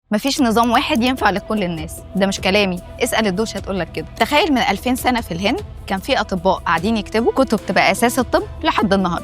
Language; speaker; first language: Arabic; native; Arabic